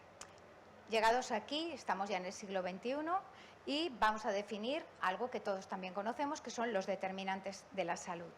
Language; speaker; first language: Spanish; native; Spanish